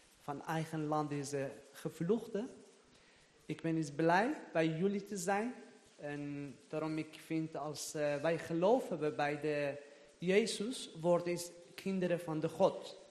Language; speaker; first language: Dutch; non-native, learner; Persian